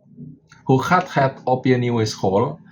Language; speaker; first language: Dutch; non-native, fluent; Indonesian